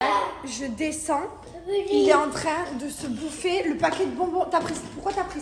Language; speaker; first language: French; native; French